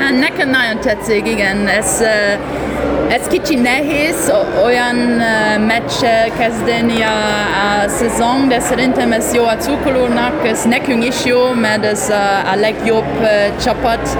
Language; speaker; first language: Hungarian; non-native, learner; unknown